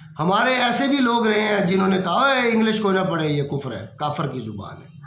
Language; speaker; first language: Urdu; non-native, local second language; Punjabi